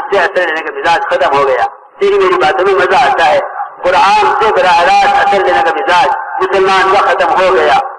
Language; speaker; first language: Urdu; native; Urdu